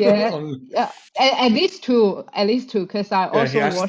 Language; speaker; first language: English; non-native, fluent; Chinese